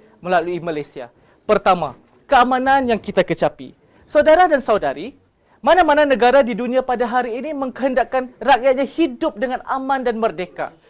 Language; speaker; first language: Malay; native; Malay